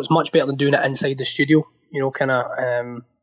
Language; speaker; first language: English; native; English